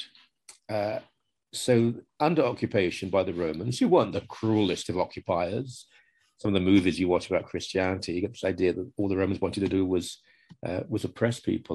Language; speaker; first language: English; native; English